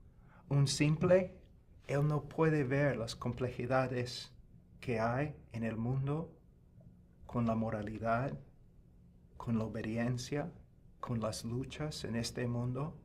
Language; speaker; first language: Spanish; non-native, fluent; English